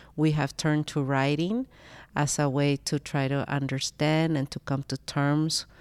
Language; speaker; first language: English; early bilingual, other home language; Spanish